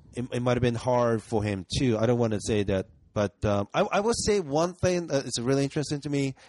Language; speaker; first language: English; early bilingual, other home language; Japanese